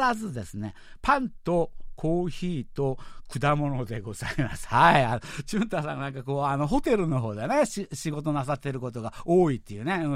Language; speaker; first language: Japanese; non-native, fluent; Korean